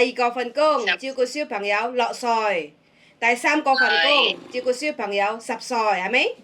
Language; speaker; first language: Cantonese; non-native, fluent; Javanese